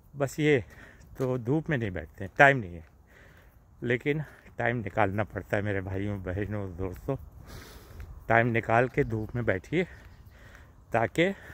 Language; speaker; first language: Urdu; native; Urdu